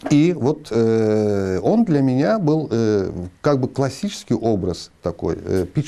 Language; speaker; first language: Russian; non-native, local second language; Azerbaijani